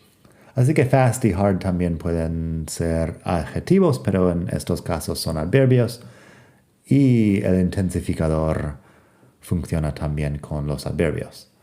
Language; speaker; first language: Spanish; non-native, fluent; English